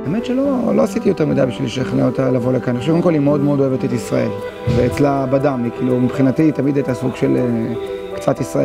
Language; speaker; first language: Hebrew; native; Hebrew